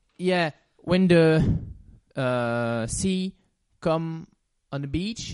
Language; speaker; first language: English; non-native, learner; French